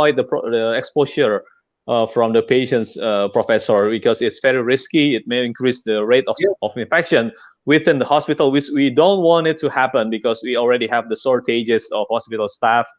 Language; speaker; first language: English; non-native, fluent; Indonesian